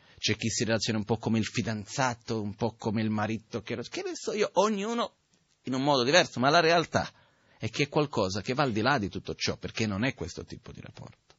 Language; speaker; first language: Italian; non-native, fluent; Portuguese